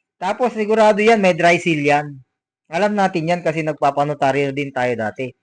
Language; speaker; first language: Filipino; native; Filipino